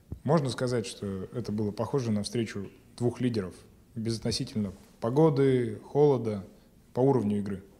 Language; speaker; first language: Russian; native; Russian